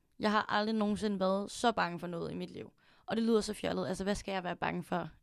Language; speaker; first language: Danish; early bilingual, other home language; Filipino